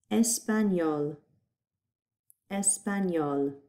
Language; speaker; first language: French; non-native, fluent; English